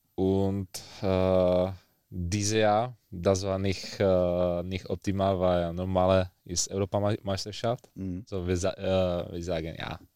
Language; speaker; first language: German; non-native, fluent; Czech